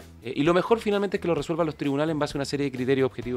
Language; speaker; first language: Spanish; native; Spanish